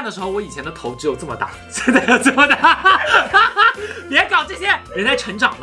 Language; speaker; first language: Chinese; native; Chinese